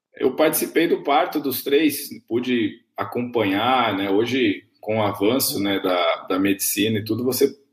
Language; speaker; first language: Portuguese; native; Portuguese